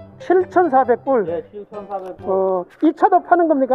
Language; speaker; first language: Korean; native; Korean